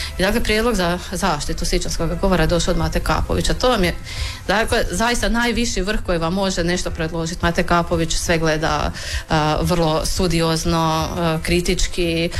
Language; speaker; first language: Croatian; native; Croatian